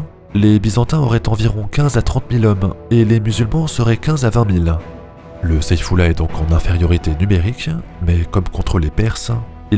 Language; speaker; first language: French; native; French